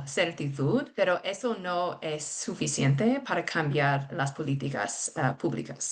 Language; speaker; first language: Spanish; non-native, fluent; English